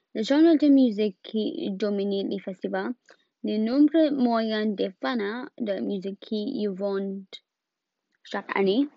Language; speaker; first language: French; non-native, learner; English